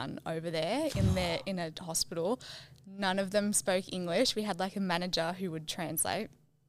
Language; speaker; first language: English; native; English